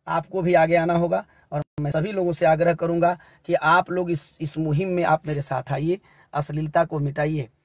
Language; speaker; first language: Hindi; native; Hindi